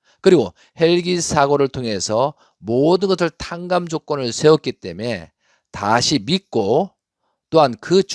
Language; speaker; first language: Korean; native; Korean